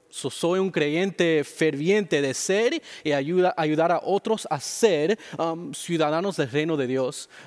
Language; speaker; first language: Spanish; early bilingual, heritage; Spanish